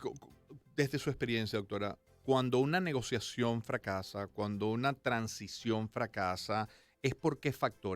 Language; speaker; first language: Spanish; native; Spanish